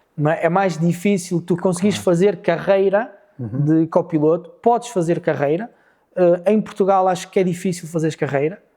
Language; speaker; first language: Portuguese; native; Portuguese